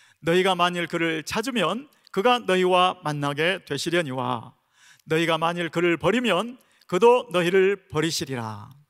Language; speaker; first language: Korean; native; Korean